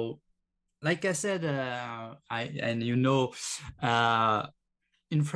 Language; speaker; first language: English; non-native, learner; French